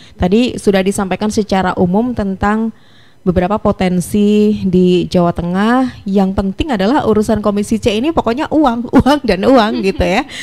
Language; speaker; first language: Indonesian; native; Indonesian